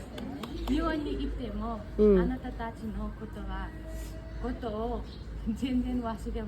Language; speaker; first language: Japanese; non-native, learner; Nepali